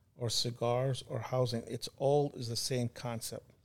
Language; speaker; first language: English; non-native, fluent; Arabic